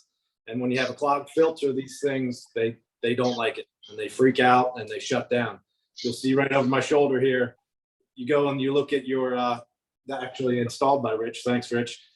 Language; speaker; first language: English; native; English